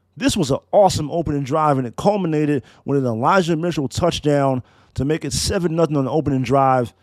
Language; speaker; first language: English; native; English